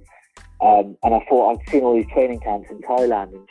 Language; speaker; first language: English; native; English